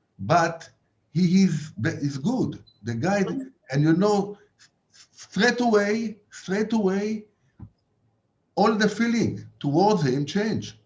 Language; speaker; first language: English; non-native, fluent; Hebrew